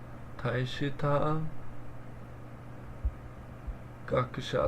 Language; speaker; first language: Japanese; non-native, learner; English